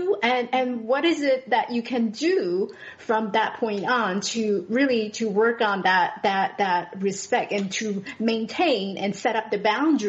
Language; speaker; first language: English; non-native, fluent; Chinese